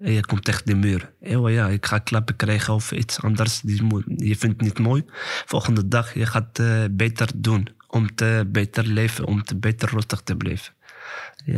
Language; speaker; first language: Dutch; non-native, learner; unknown